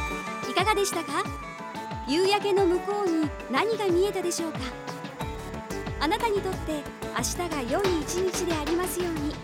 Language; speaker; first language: Japanese; native; Japanese